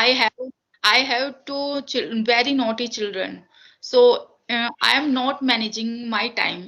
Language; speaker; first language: English; non-native, learner; Hindi